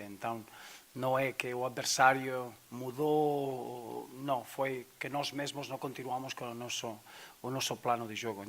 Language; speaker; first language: Portuguese; non-native, fluent; Spanish